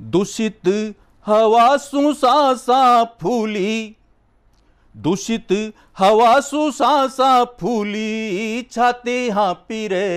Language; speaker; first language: Hindi; native; Hindi